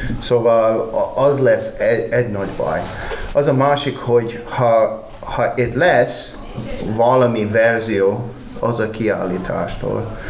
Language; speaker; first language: Hungarian; non-native, learner; English